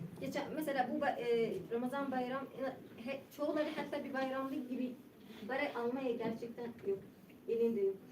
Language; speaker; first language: Turkish; non-native, learner; Arabic